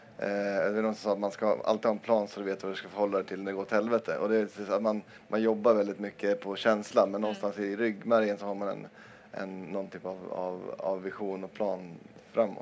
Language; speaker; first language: Swedish; native; Swedish